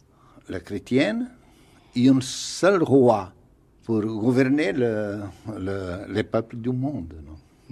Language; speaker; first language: French; non-native, fluent; Portuguese